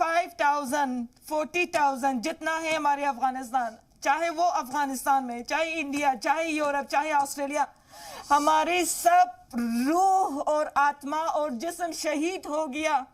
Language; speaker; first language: Hindi; non-native, learner; Persian